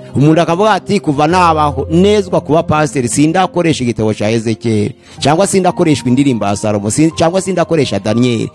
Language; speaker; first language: Kinyarwanda; native; Kinyarwanda